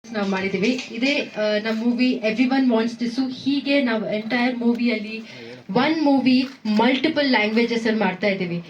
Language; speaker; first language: Kannada; non-native, local second language; Tamil